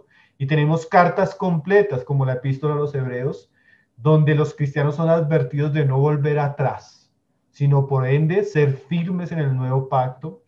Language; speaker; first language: Spanish; native; Spanish